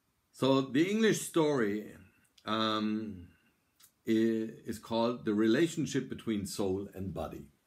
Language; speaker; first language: English; non-native, fluent; German